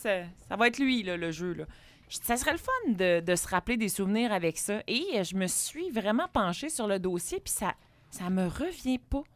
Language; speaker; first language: French; native; French